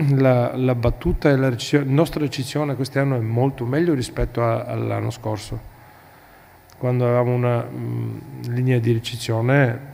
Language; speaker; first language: Italian; non-native, fluent; Bulgarian